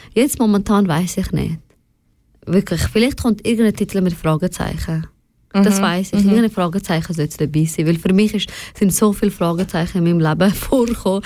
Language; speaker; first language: German; non-native, fluent; Persian